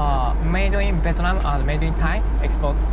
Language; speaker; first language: English; non-native, learner; Japanese